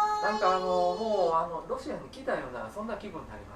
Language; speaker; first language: Japanese; native; Japanese